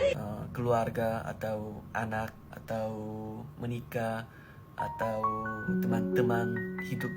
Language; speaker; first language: Indonesian; non-native, learner; Korean